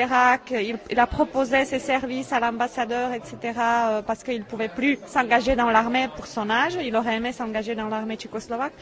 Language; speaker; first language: French; non-native, fluent; Czech